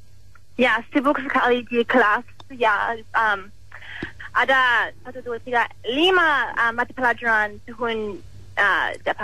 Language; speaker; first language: Indonesian; non-native, learner; English